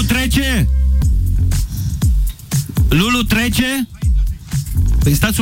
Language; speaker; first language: Romanian; native; Romanian